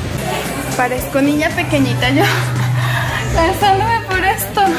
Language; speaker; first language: Spanish; native; Spanish